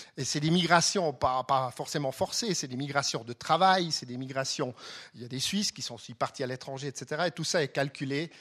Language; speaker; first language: French; non-native, local second language; German